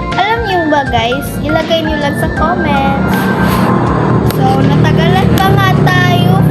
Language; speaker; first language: Filipino; non-native, local second language; Cebuano